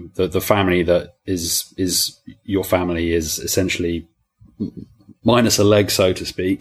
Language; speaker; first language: English; native; English